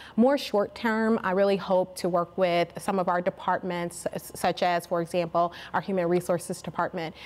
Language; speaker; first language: English; native; English